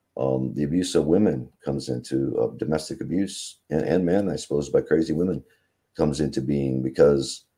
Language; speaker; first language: English; native; English